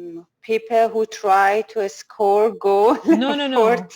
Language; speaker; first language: English; non-native, learner; Persian